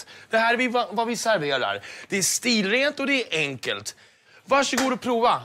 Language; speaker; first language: Swedish; native; Swedish